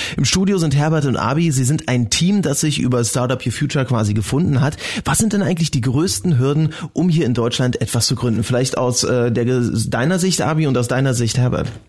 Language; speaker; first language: German; native; German